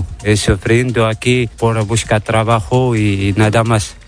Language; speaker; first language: Spanish; non-native, learner; Arabic